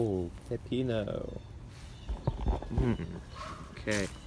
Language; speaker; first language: Spanish; early bilingual, heritage; English